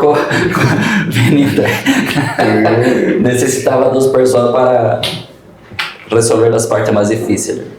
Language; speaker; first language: Portuguese; early bilingual, heritage; Portuguese